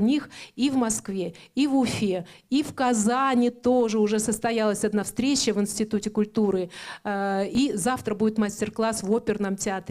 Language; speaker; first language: Russian; native; Russian